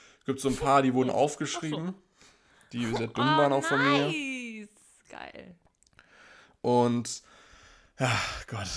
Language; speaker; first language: German; native; German